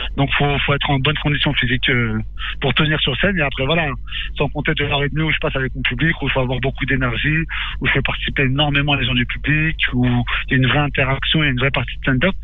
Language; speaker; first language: French; native; French